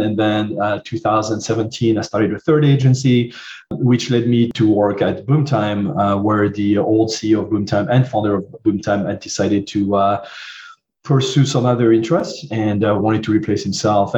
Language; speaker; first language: English; non-native, fluent; French